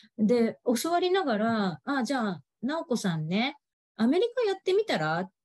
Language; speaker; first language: Japanese; native; Japanese